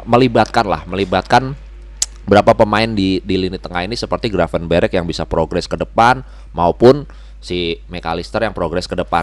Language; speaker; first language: Indonesian; native; Indonesian